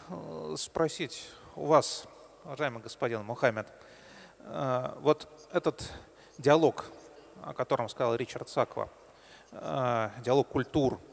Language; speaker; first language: Russian; native; Russian